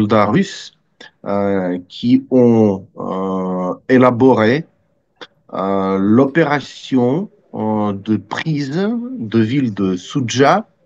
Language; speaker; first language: French; non-native, fluent; Russian